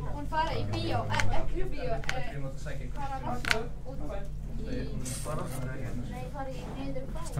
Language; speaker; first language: Icelandic; non-native, learner; Swedish